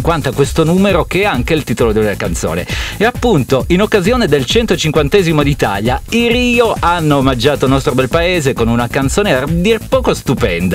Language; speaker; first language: Italian; native; Italian